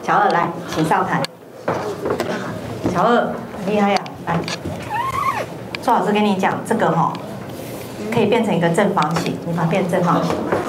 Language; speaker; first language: Chinese; native; Chinese